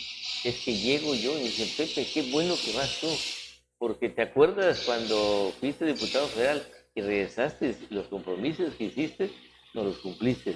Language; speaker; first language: Spanish; native; Spanish